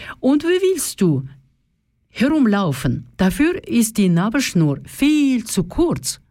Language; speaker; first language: German; non-native, fluent; Russian